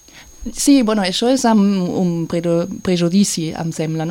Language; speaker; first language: Catalan; non-native, fluent; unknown